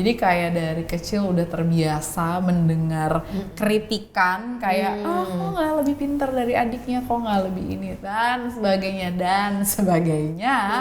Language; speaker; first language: Indonesian; native; Indonesian